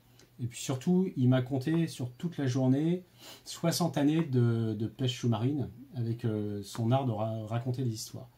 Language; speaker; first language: French; native; French